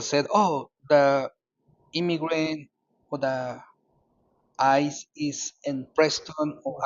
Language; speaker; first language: English; non-native, learner; Spanish